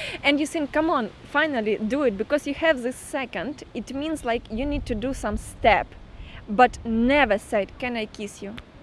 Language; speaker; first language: English; non-native, fluent; Russian